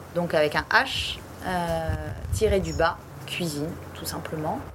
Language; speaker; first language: French; native; French